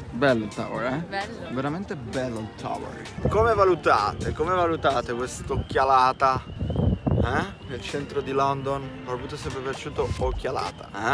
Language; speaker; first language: Italian; native; Italian